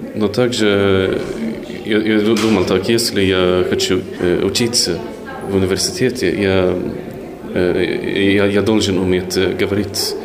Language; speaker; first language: Russian; non-native, learner; Swedish